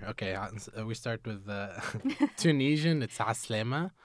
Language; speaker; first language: English; non-native, fluent; Arabic